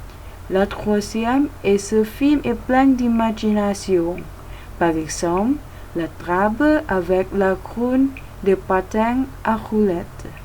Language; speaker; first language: French; non-native, learner; Thai